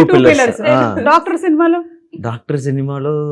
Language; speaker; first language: Telugu; native; Telugu